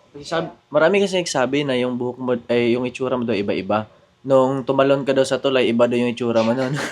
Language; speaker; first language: Filipino; native; Filipino